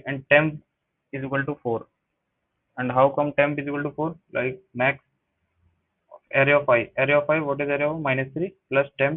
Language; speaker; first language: English; non-native, local second language; Hindi